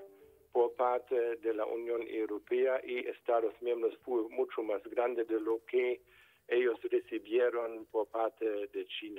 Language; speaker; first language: Spanish; non-native, fluent; German